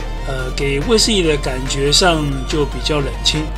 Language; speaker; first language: Chinese; native; Chinese